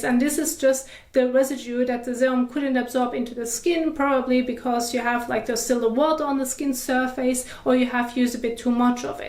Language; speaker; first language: English; non-native, fluent; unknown